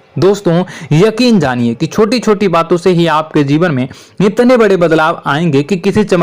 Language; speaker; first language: Hindi; native; Hindi